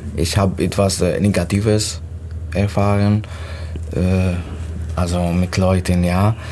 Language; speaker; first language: German; non-native, fluent; Arabic